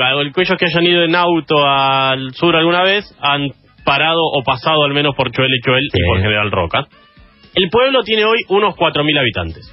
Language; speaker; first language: Spanish; native; Spanish